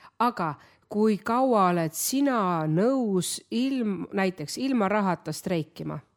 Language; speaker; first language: Estonian; non-native, local second language; Russian